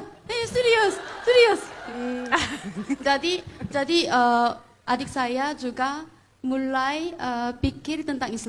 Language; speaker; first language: Indonesian; non-native, fluent; Korean